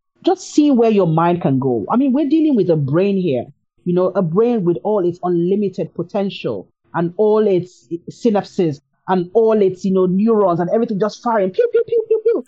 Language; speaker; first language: English; non-native, local second language; Igbo